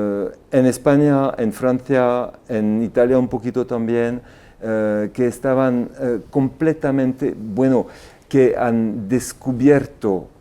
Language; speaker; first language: Spanish; non-native, fluent; French